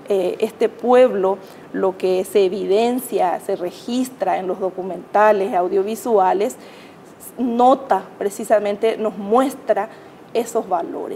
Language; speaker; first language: Spanish; native; Spanish